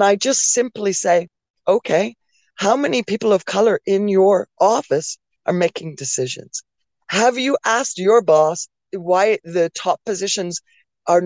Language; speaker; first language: English; native; English